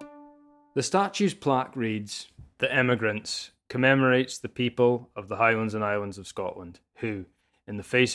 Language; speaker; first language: English; native; English